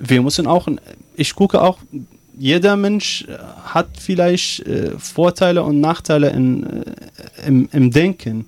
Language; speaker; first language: German; non-native, learner; Arabic